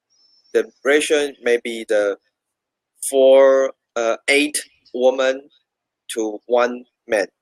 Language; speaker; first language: English; non-native, learner; Chinese